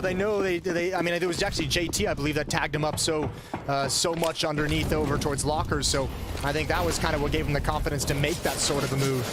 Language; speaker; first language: English; native; English